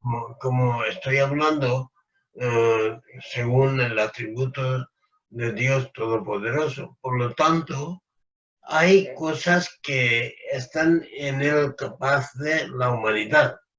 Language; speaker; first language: Spanish; non-native, fluent; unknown